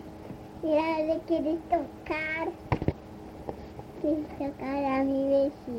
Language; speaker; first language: Spanish; early bilingual, heritage; Spanish